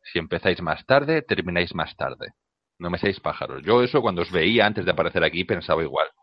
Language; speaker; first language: Spanish; native; Spanish